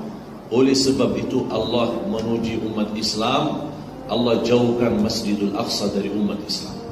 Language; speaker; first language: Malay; non-native, fluent; Arabic